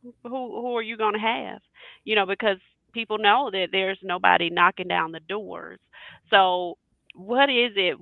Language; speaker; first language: English; native; English